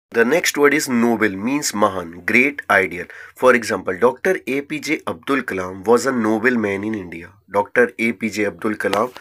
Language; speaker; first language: Hindi; native; Hindi